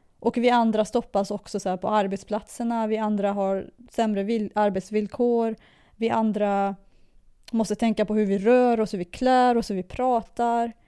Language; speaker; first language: Swedish; early bilingual, other home language; Persian